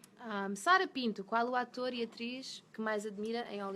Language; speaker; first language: Portuguese; native; Portuguese